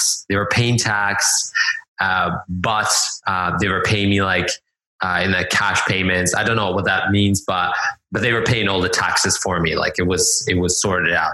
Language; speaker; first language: English; non-native, fluent; Lithuanian